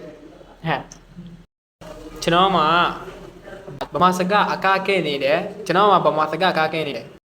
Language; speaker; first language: Burmese; non-native, learner; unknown